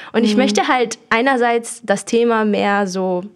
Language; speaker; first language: German; early bilingual, other home language; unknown